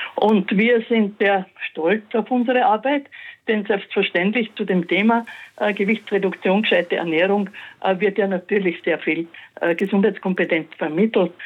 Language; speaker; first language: German; native; German